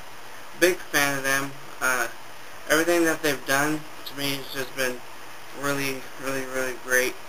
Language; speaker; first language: English; native; English